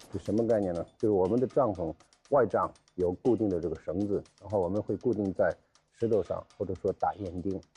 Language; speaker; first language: Chinese; native; Chinese